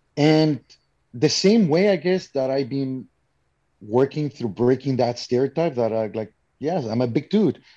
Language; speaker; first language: English; non-native, fluent; Spanish